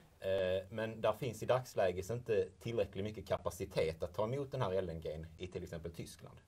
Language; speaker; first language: Swedish; native; Swedish